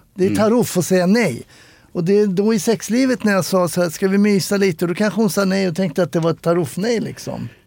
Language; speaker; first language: Swedish; native; Swedish